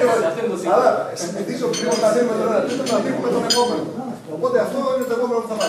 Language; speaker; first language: Greek; native; Greek